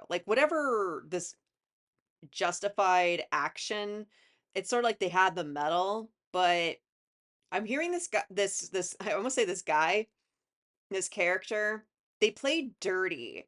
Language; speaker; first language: English; native; English